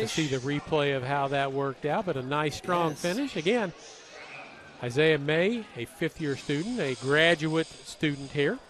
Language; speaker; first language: English; native; English